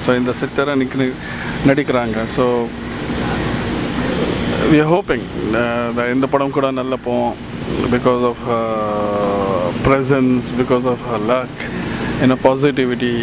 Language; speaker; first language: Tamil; non-native, learner; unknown